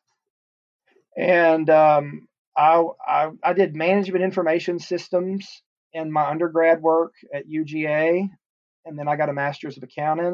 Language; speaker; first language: English; native; English